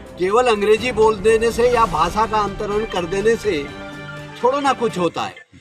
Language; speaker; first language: Hindi; native; Hindi